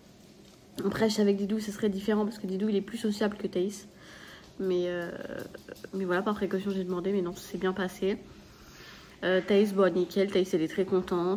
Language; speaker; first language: French; native; French